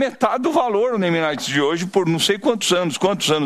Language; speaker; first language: Portuguese; native; Portuguese